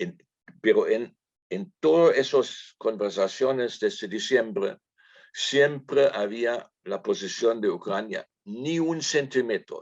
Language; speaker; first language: Spanish; non-native, fluent; German